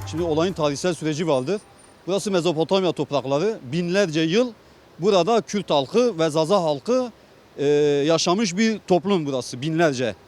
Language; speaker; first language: Turkish; non-native, local second language; Kurdish